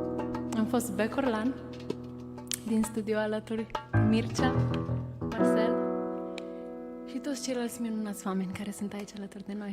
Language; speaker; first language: Romanian; native; Romanian